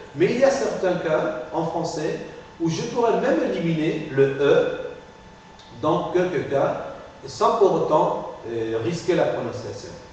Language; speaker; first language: French; non-native, fluent; Spanish